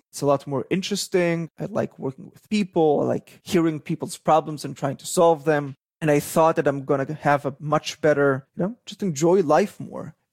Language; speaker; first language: English; non-native, fluent; Hebrew